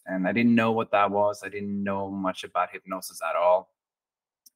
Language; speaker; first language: English; non-native, fluent; Norwegian